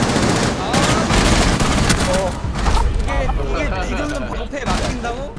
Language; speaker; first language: Korean; native; Korean